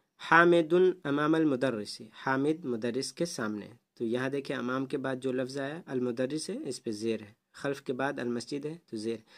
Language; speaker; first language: Urdu; native; Urdu